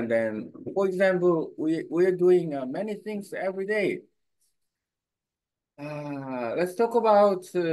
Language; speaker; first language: English; non-native, learner; Korean